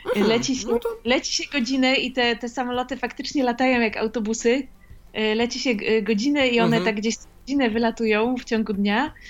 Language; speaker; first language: Polish; native; Polish